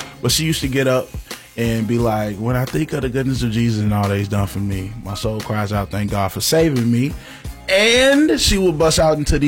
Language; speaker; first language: English; native; English